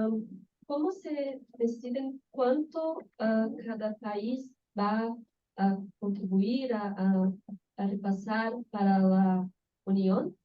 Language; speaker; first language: Spanish; non-native, learner; Portuguese